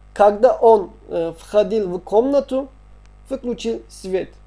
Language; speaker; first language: Russian; non-native, learner; Turkish